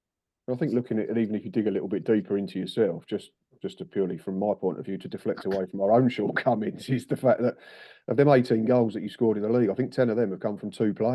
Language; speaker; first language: English; native; English